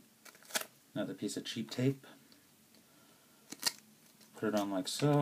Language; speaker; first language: English; native; English